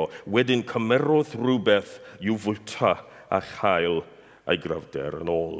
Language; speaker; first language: Welsh; non-native, fluent; English